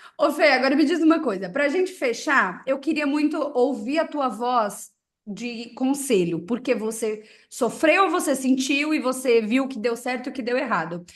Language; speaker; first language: Portuguese; native; Portuguese